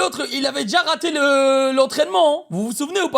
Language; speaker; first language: French; native; French